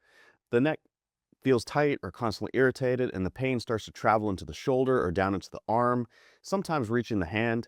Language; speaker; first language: English; native; English